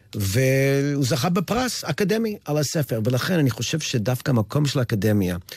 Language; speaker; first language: Hebrew; non-native, fluent; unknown